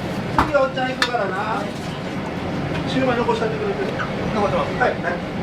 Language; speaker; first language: Japanese; native; Japanese